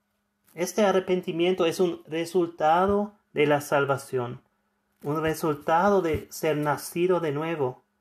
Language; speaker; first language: Spanish; non-native, fluent; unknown